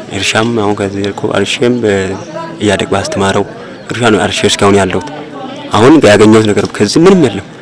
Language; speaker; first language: Amharic; non-native, local second language; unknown